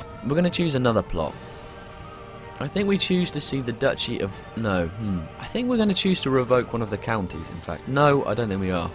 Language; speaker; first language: English; native; English